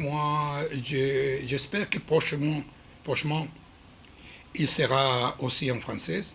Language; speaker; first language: French; non-native, learner; Hebrew